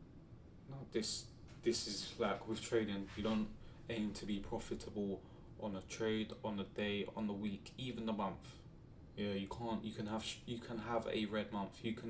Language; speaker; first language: English; native; English